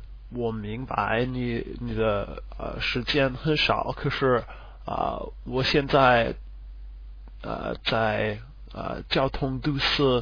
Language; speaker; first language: Chinese; non-native, learner; English